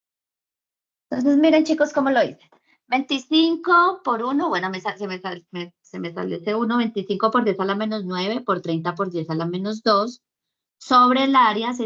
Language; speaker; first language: Spanish; native; Spanish